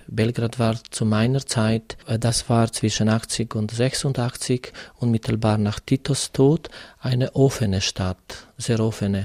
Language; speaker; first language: German; non-native, fluent; Serbian